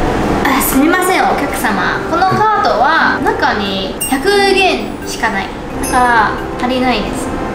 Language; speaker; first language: Japanese; non-native, learner; Chinese